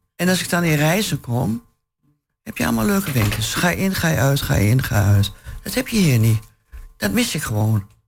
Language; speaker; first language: Dutch; native; Dutch